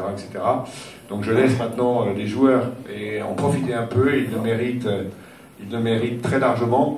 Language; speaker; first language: French; native; French